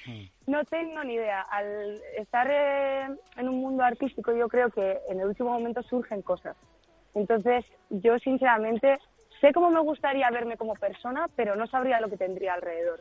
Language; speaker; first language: Spanish; native; Spanish